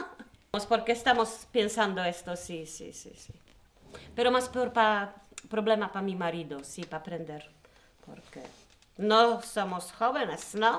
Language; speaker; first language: Spanish; non-native, learner; Polish